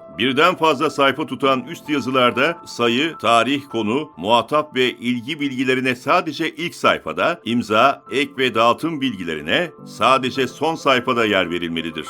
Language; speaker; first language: Turkish; native; Turkish